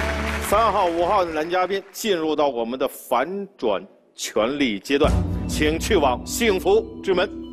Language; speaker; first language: Chinese; native; Chinese